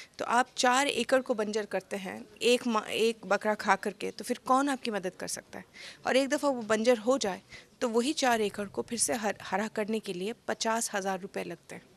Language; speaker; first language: Hindi; native; Hindi